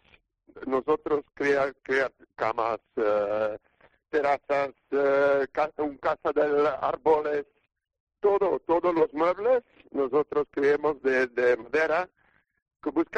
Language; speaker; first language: Spanish; non-native, learner; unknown